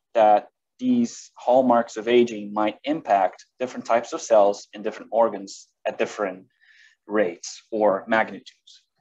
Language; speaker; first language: English; non-native, fluent; Portuguese